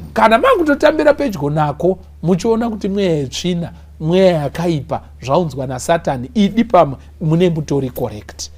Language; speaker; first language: Shona; native; Shona